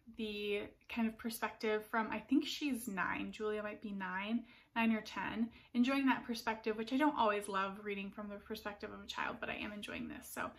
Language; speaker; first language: English; native; English